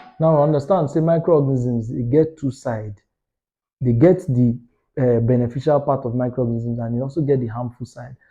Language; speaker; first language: Nigerian Pidgin; non-native, local second language; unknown